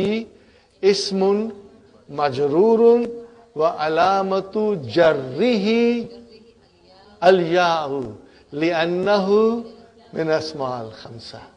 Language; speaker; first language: Arabic; non-native, fluent; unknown